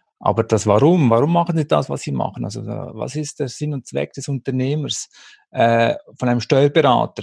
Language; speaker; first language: German; early bilingual, other home language; Greek